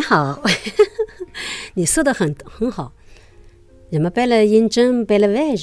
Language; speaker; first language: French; non-native, learner; Chinese